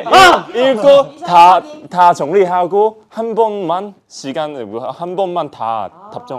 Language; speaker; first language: Korean; non-native, learner; Chinese